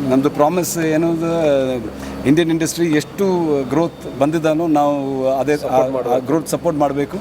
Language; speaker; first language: Kannada; non-native, local second language; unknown